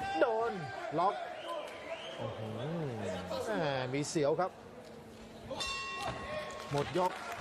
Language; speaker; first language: Thai; native; Thai